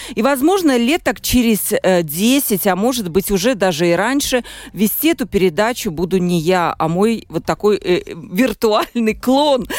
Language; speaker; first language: Russian; native; Russian